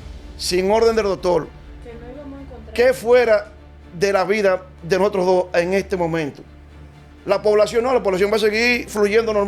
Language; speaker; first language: Spanish; native; Spanish